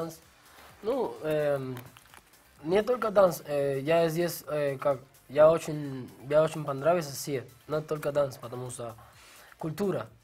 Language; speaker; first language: Russian; non-native, learner; Spanish